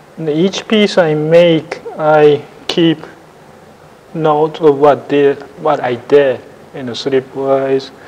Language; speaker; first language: English; non-native, fluent; Japanese